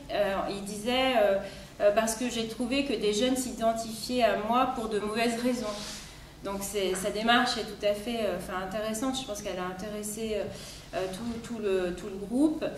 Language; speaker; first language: French; native; French